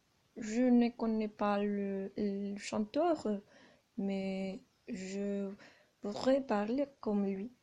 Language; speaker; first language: French; non-native, learner; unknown